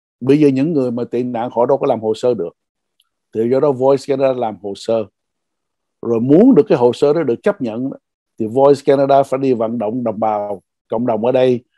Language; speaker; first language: Vietnamese; native; Vietnamese